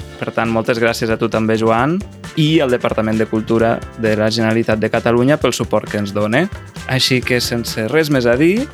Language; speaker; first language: Catalan; native; Catalan